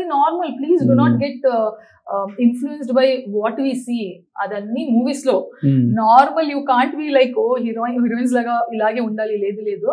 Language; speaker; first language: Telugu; non-native, learner; Tulu